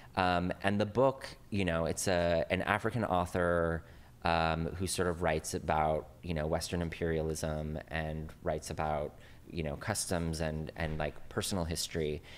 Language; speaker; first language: English; native; English